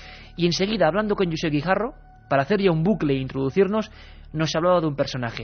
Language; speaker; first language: Spanish; native; Spanish